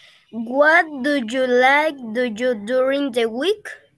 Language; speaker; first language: English; non-native, learner; Spanish